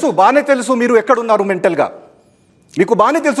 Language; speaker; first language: Telugu; non-native, fluent; Hindi